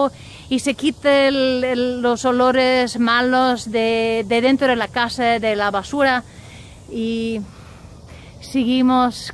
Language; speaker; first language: Spanish; non-native, learner; English